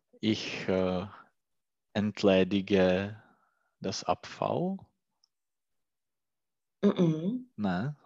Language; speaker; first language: German; non-native, learner; Czech